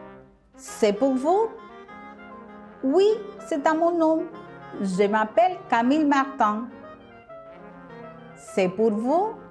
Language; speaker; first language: French; non-native, fluent; Spanish